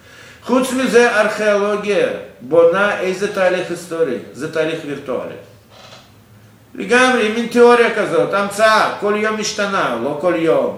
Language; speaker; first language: Hebrew; non-native, fluent; Russian